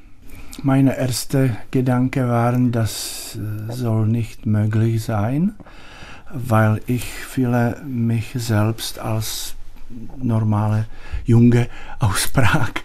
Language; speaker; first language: German; non-native, learner; Czech